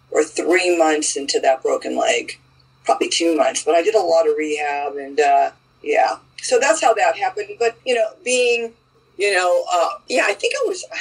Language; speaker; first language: English; native; English